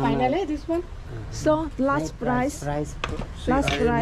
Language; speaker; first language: English; non-native, learner; Vietnamese